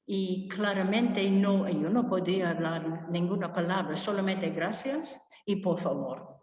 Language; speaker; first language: Spanish; non-native, fluent; English